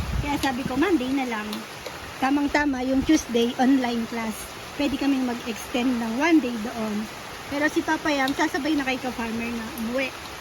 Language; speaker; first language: Filipino; native; Filipino